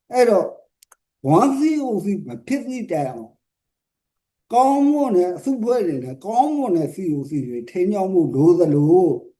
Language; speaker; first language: Burmese; non-native, local second language; S'gaw Karen